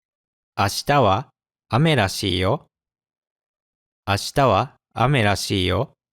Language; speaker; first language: Japanese; non-native, fluent; English